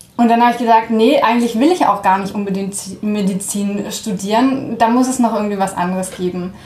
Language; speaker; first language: German; early bilingual, heritage; German